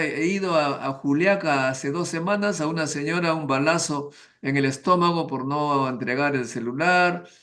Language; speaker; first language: Spanish; native; Spanish